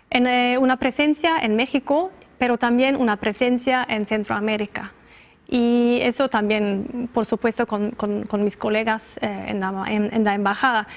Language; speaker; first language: Spanish; non-native, fluent; Norwegian